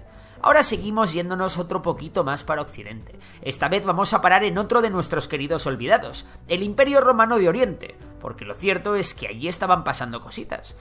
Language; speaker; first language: Spanish; native; Spanish